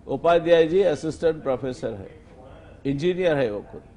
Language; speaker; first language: Hindi; non-native, local second language; Gujarati